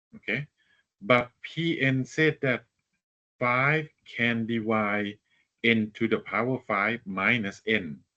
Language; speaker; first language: English; non-native, fluent; Thai